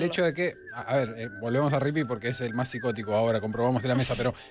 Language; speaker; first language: Spanish; native; Spanish